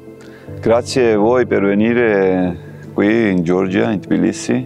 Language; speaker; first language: Italian; non-native, fluent; Georgian